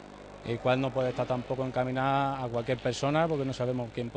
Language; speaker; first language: Spanish; native; Spanish